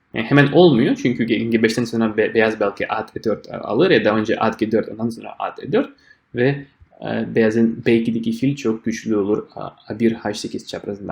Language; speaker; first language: Turkish; non-native, fluent; Russian